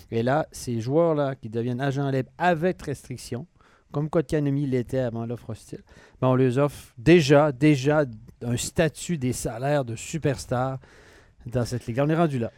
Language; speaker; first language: French; native; French